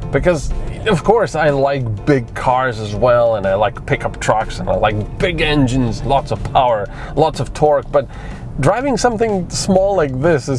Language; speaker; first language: English; non-native, fluent; Slovenian